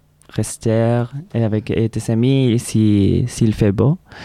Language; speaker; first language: French; non-native, learner; Spanish